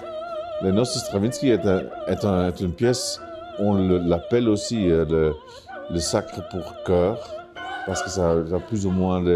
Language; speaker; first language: French; non-native, fluent; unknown